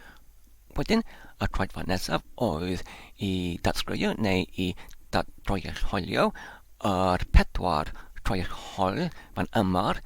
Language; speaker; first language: Welsh; non-native, learner; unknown